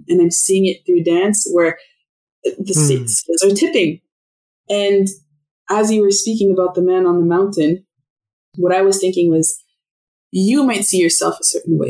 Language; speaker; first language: English; non-native, fluent; French